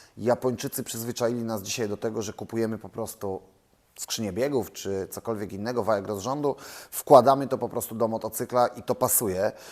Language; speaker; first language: Polish; native; Polish